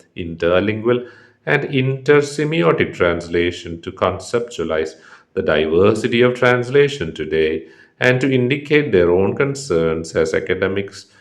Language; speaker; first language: English; non-native, local second language; Malayalam